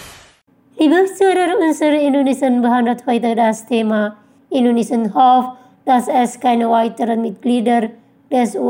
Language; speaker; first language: German; non-native, fluent; Indonesian